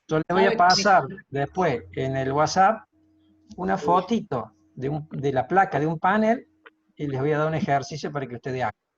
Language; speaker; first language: Spanish; native; Spanish